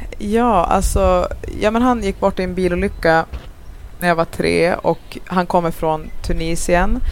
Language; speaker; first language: Swedish; native; Swedish